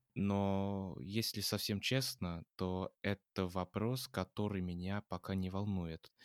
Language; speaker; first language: Russian; non-native, fluent; English